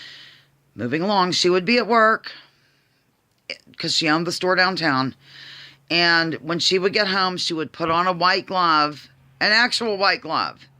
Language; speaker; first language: English; native; English